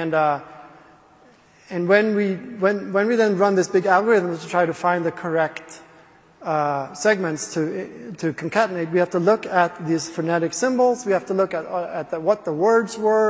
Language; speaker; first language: English; non-native, fluent; Swedish